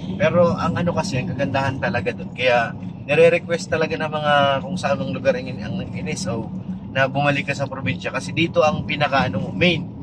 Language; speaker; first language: Filipino; non-native, local second language; Waray